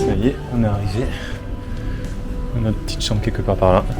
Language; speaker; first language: French; native; French